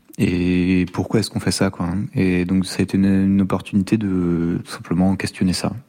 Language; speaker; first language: French; native; French